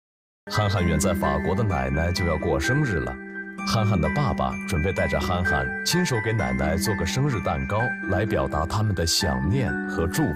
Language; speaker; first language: Chinese; native; Chinese